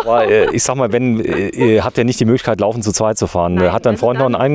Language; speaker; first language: German; native; German